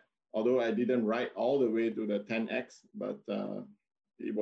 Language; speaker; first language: English; non-native, local second language; Min Nan Chinese